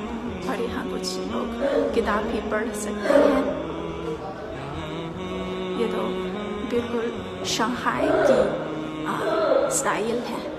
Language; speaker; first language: Hindi; non-native, fluent; Chinese